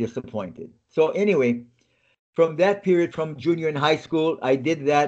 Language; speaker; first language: English; native; English